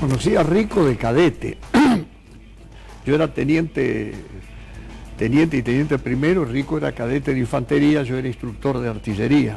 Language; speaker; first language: Spanish; native; Spanish